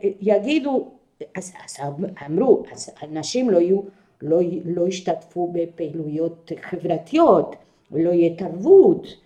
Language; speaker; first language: Hebrew; non-native, fluent; Spanish